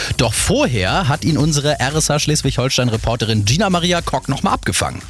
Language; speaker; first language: German; native; German